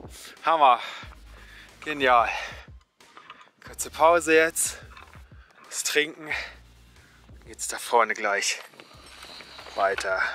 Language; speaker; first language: German; native; German